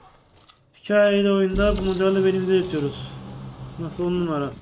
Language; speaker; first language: Turkish; native; Turkish